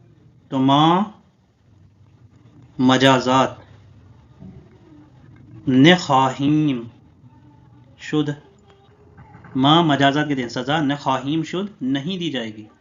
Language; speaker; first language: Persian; non-native, fluent; Urdu